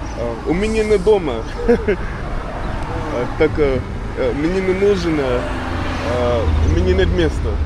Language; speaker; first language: Russian; non-native, learner; English